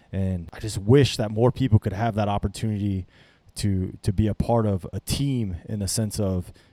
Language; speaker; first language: English; native; English